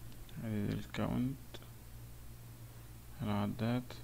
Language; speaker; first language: Arabic; native; Arabic